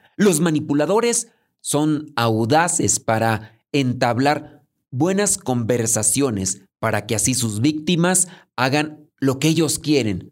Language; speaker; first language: Spanish; native; Spanish